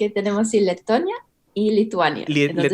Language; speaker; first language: Spanish; early bilingual, heritage; English